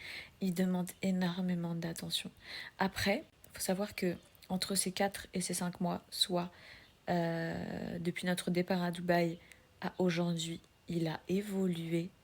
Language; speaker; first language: French; native; French